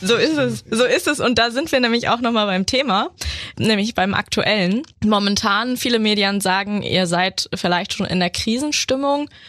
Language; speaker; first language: German; native; German